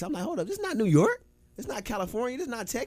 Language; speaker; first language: English; native; English